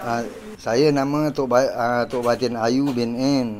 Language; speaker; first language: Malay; non-native, local second language; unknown